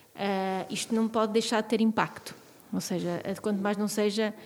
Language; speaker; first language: Portuguese; native; Portuguese